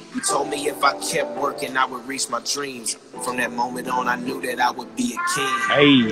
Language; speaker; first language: English; native; English